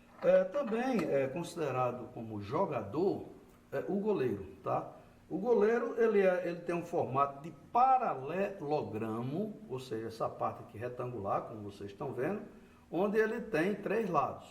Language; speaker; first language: Portuguese; native; Portuguese